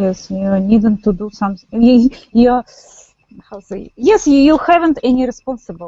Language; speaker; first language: English; non-native, learner; Russian